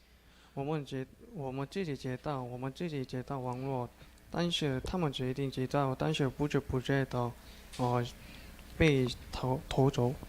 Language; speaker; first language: Chinese; non-native, learner; Korean